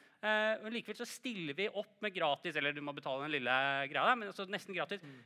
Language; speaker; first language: Norwegian; native; Norwegian